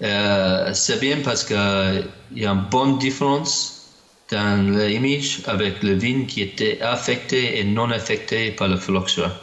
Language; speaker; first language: French; non-native, learner; English